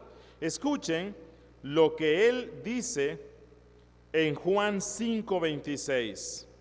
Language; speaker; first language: Spanish; native; Spanish